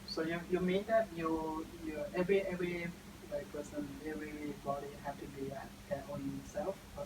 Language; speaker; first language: English; non-native, learner; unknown